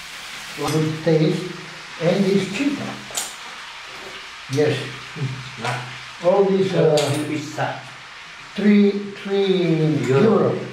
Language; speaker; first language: English; non-native, learner; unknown